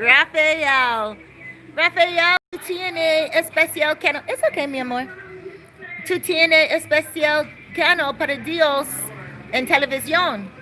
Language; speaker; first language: Spanish; non-native, learner; English